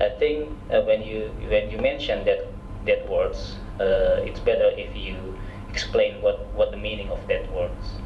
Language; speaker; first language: English; non-native, local second language; Indonesian